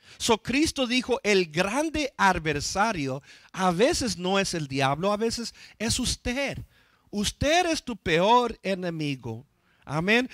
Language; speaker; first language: Spanish; non-native, fluent; English